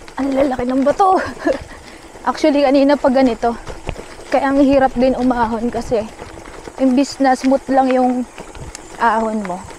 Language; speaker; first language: Filipino; native; Filipino